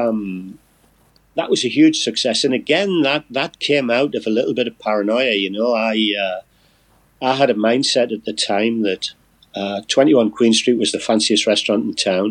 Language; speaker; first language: English; native; English